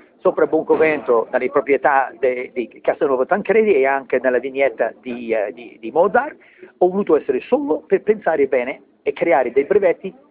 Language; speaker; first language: Italian; early bilingual, heritage; English